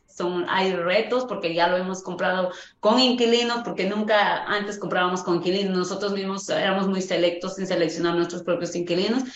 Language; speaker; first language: Spanish; native; Spanish